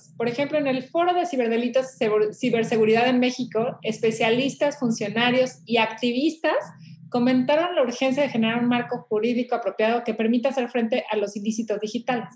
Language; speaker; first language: Spanish; native; Spanish